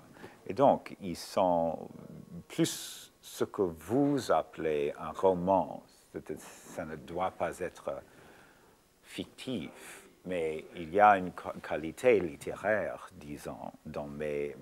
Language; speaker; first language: French; non-native, fluent; English